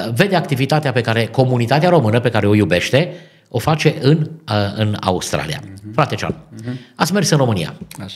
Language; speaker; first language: Romanian; native; Romanian